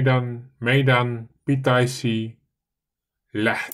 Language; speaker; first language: Finnish; non-native, learner; Dutch